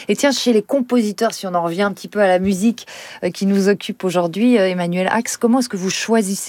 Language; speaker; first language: French; native; French